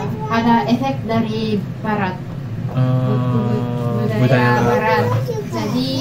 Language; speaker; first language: Indonesian; non-native, learner; Japanese